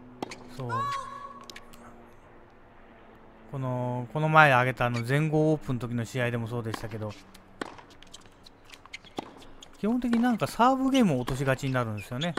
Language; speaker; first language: Japanese; native; Japanese